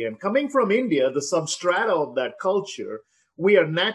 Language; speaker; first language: English; non-native, local second language; Telugu